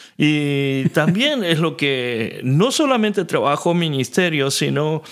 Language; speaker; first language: Spanish; native; Spanish